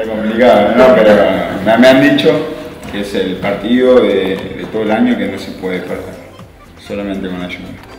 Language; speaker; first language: Italian; non-native, learner; Spanish